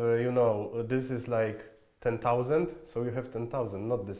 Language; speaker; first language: English; non-native, fluent; Polish